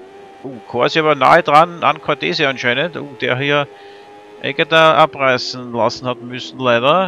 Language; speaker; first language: German; native; German